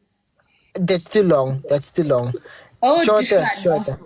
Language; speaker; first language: English; early bilingual, heritage; English